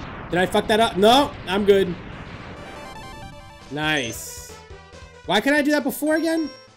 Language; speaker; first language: English; native; English